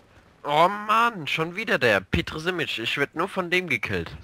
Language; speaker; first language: German; native; German